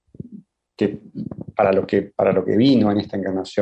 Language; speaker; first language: Spanish; native; Spanish